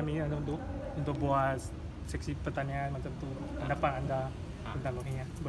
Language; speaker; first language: Indonesian; non-native, local second language; Chinese